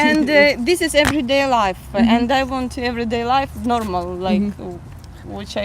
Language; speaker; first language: English; non-native, fluent; Russian